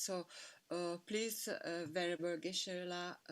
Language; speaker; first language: English; non-native, fluent; Italian